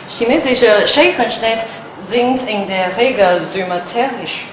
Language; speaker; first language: German; non-native, fluent; Chinese